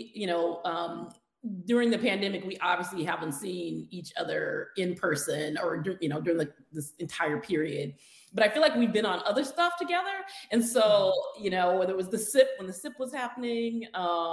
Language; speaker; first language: English; native; English